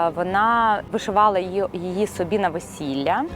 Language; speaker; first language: Ukrainian; non-native, local second language; Russian